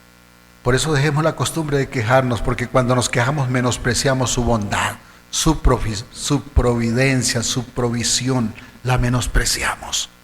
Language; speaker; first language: Spanish; native; Spanish